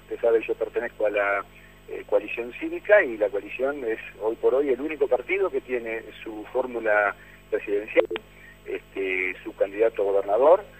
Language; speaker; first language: Spanish; native; Spanish